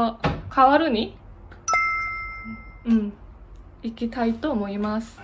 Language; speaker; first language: Japanese; non-native, learner; Korean